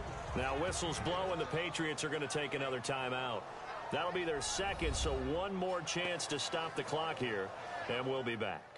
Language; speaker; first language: English; native; English